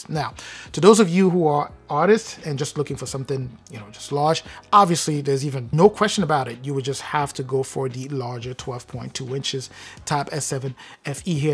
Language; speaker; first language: English; native; English